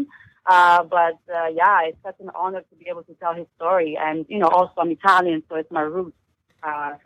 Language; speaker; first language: English; non-native, fluent; Italian